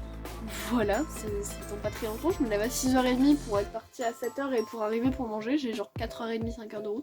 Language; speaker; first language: French; native; French